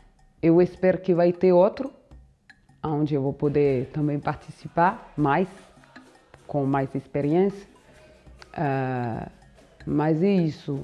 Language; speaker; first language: Portuguese; non-native, fluent; French